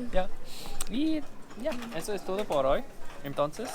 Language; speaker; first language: Spanish; non-native, learner; German